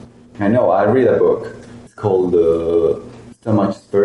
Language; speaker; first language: English; non-native, learner; Spanish